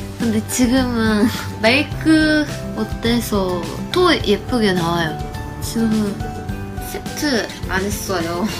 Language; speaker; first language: Korean; non-native, learner; Japanese